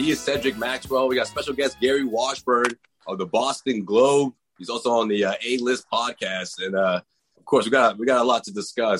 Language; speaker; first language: English; native; English